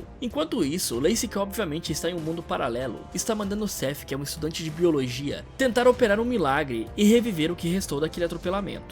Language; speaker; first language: Portuguese; native; Portuguese